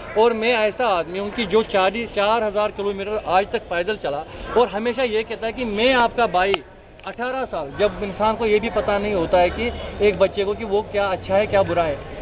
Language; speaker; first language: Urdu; non-native, local second language; Kashmiri